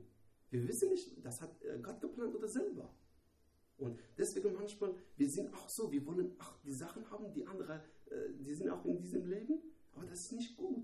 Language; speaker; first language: German; non-native, learner; Persian